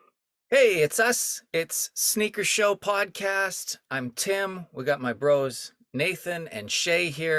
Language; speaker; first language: English; native; English